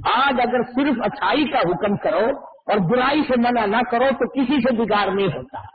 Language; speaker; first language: Urdu; native; Urdu